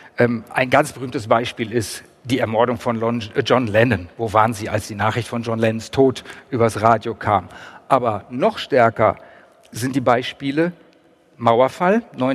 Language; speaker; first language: German; native; German